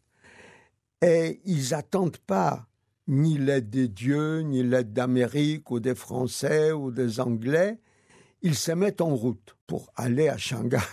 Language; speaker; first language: French; non-native, fluent; Yiddish